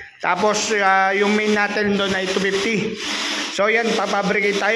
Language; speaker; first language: Filipino; native; Filipino